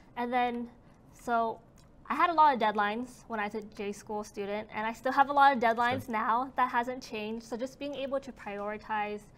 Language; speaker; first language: English; native; English